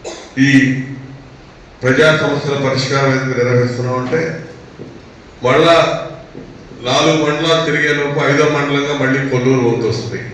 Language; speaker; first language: Telugu; native; Telugu